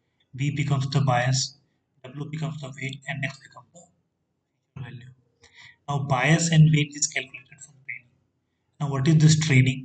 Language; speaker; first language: English; non-native, fluent; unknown